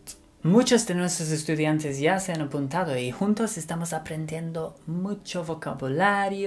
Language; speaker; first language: Spanish; non-native, fluent; English